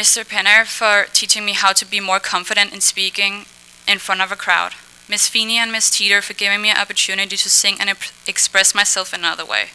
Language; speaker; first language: English; non-native, fluent; Danish